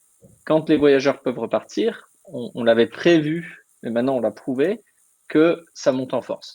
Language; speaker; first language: French; native; French